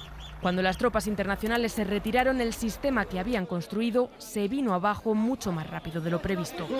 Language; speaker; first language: Spanish; native; Spanish